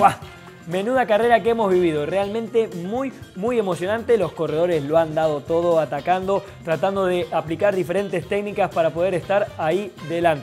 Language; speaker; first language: Spanish; native; Spanish